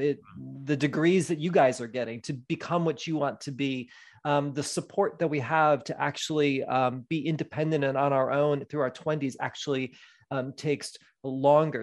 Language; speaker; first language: English; native; English